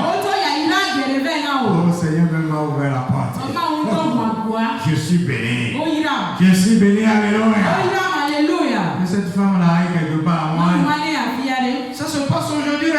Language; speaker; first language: French; non-native, local second language; Ewe